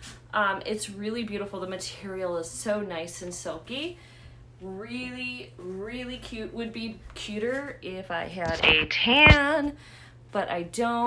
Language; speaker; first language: English; native; English